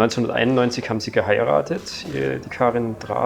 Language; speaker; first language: German; native; German